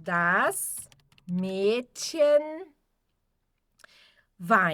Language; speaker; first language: German; non-native, fluent; Portuguese